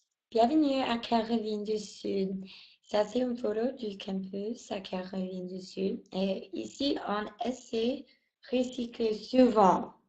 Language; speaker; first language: French; non-native, learner; English